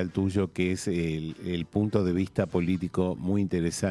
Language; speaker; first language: Spanish; native; Spanish